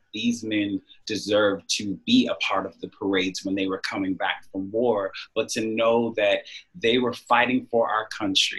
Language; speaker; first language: English; native; English